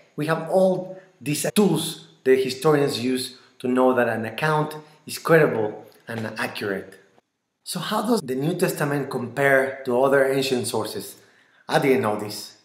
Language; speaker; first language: English; non-native, fluent; Spanish